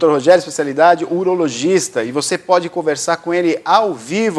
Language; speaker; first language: Portuguese; native; Portuguese